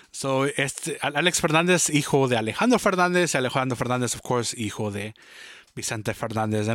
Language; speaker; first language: Spanish; early bilingual, heritage; Spanish